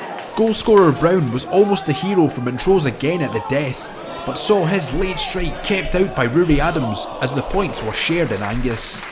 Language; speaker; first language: English; native; English